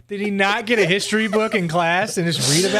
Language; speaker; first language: English; native; English